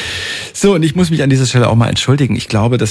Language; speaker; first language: German; native; German